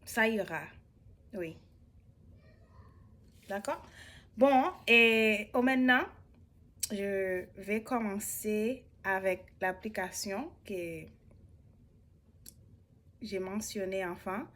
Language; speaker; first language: French; non-native, learner; English